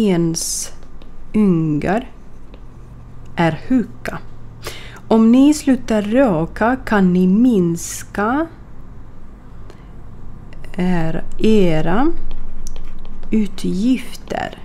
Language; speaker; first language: Swedish; non-native, fluent; Ukrainian